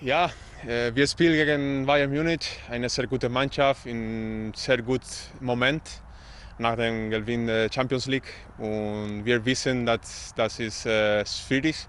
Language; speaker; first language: German; non-native, learner; Spanish